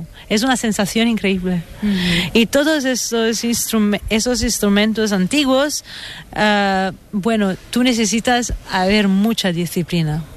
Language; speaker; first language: Spanish; non-native, fluent; Italian